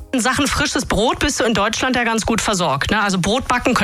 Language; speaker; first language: German; native; German